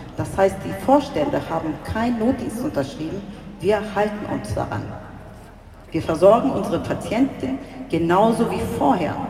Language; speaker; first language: German; early bilingual, other home language; Turkish